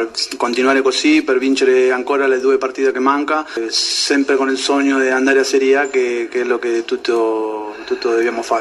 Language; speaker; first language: Italian; non-native, learner; Spanish